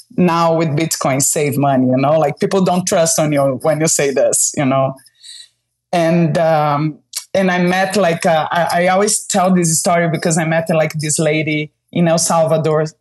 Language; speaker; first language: English; non-native, fluent; Portuguese